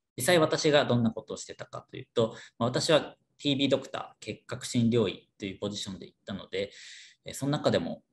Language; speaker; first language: Japanese; native; Japanese